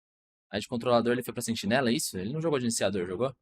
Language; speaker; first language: Portuguese; native; Portuguese